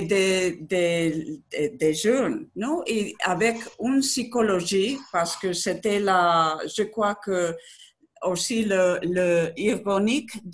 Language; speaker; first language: French; non-native, learner; Spanish